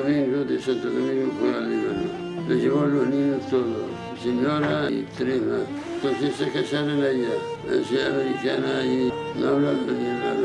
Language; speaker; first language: Spanish; non-native, learner; Arabic